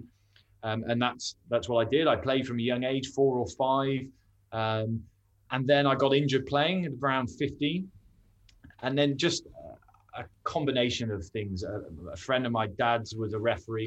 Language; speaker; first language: English; native; English